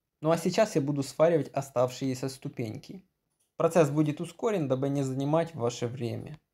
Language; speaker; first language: Russian; non-native, local second language; Ukrainian